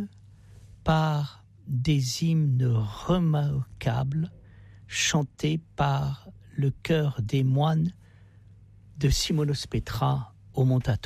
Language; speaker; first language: French; native; French